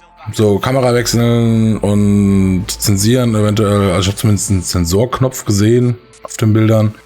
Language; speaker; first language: German; native; German